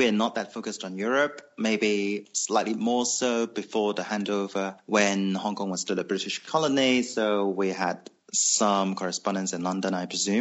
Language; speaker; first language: English; non-native, local second language; Cantonese